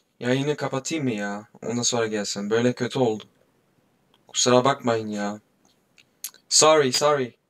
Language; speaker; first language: Turkish; early bilingual, heritage; Turkish